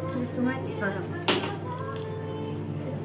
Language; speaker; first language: English; non-native, learner; Turkish